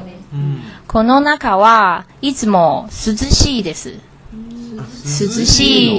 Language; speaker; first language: Japanese; non-native, learner; Chinese